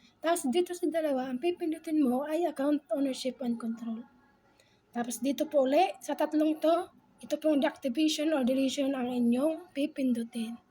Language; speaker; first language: Filipino; non-native, local second language; Waray